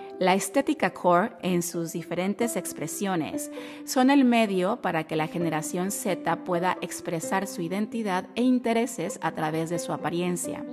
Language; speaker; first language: Spanish; native; Spanish